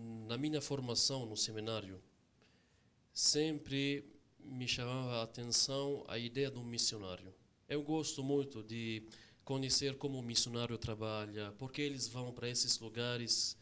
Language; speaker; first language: Portuguese; non-native, fluent; Arabic